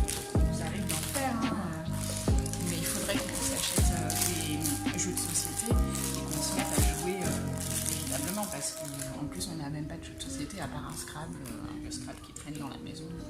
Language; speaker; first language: French; native; French